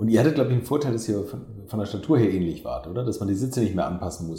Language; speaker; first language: German; native; German